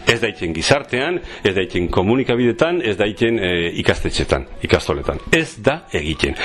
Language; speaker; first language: Basque; non-native, local second language; Spanish